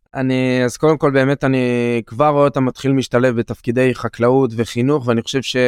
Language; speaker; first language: Hebrew; native; Hebrew